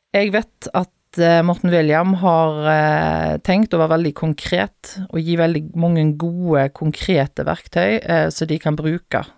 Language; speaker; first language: Norwegian; native; Norwegian